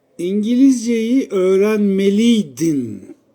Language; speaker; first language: Turkish; native; Turkish